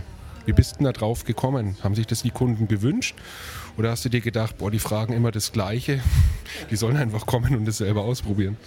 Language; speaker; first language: German; native; German